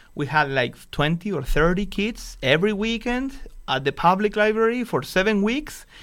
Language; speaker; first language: English; non-native, fluent; Spanish